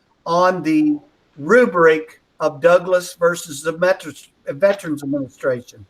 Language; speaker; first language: English; native; English